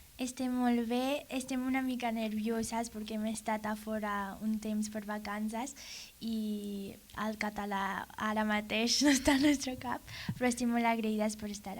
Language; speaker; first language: Catalan; non-native, learner; English